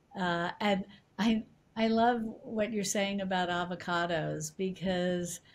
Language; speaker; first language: English; native; English